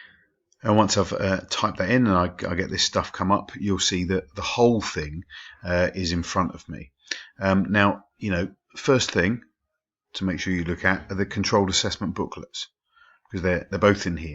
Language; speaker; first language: English; native; English